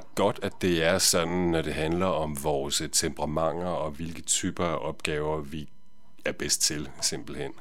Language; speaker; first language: Danish; native; Danish